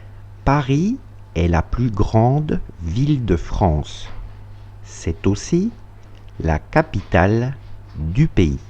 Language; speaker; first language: French; non-native, fluent; Russian